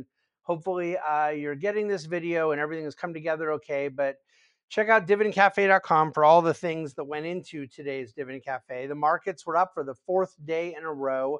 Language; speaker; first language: English; native; English